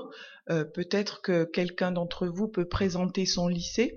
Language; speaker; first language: French; native; French